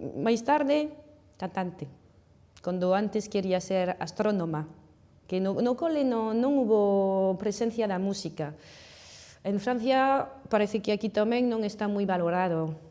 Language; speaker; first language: Galician; non-native, fluent; French